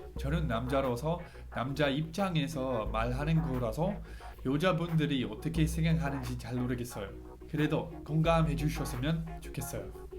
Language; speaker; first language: Korean; non-native, fluent; English